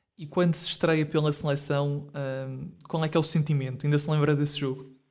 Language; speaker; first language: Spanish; native; Spanish